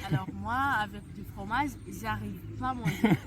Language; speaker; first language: French; non-native, fluent; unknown